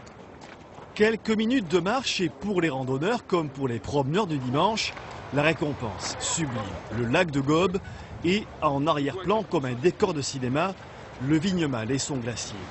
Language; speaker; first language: French; native; French